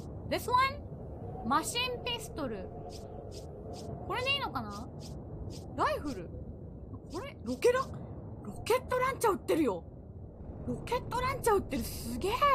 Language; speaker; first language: Japanese; native; Japanese